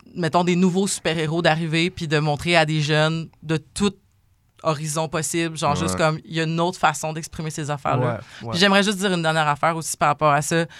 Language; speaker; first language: French; native; French